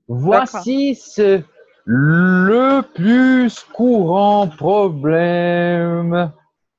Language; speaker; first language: French; non-native, fluent; Portuguese